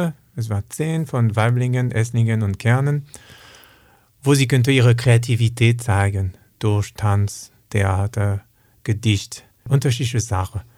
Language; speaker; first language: German; non-native, learner; French